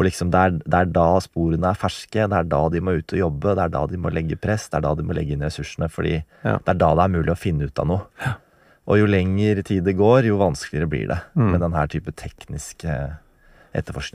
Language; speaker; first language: Norwegian; native; Norwegian